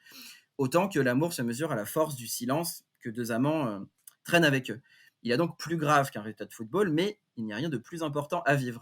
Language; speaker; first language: French; native; French